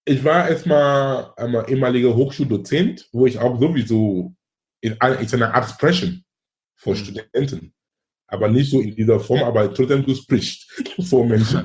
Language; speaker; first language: German; non-native, fluent; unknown